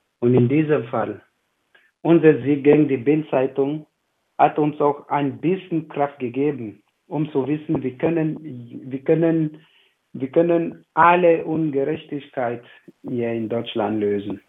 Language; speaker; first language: German; non-native, fluent; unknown